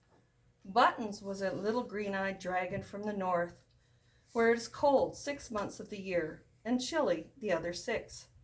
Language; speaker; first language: English; native; English